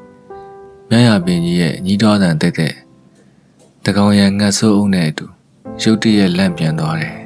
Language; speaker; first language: Burmese; native; Burmese